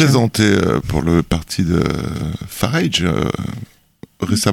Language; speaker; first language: French; native; French